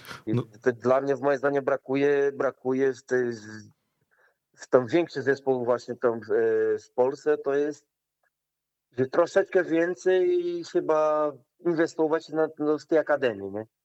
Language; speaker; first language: Polish; non-native, learner; Portuguese